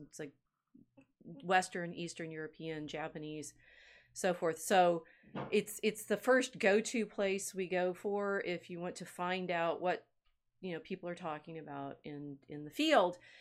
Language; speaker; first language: English; native; English